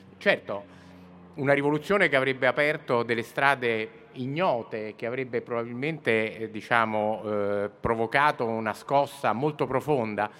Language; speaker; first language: Italian; native; Italian